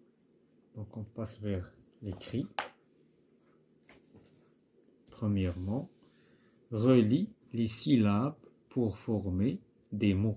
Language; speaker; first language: French; non-native, local second language; Arabic